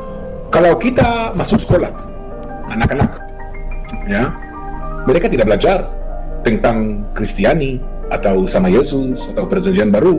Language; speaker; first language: Indonesian; non-native, fluent; Hebrew